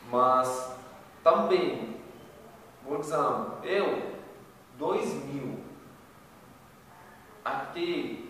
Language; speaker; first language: Portuguese; non-native, learner; Arabic